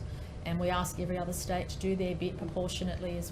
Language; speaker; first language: English; native; English